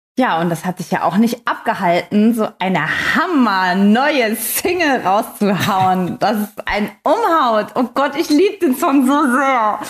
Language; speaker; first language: German; native; German